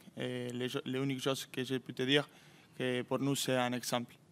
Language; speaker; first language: French; non-native, fluent; Spanish